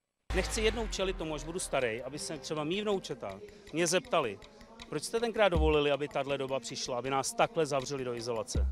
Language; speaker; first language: Czech; native; Czech